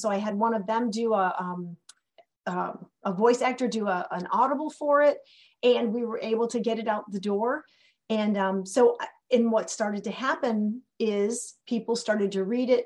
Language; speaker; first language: English; native; English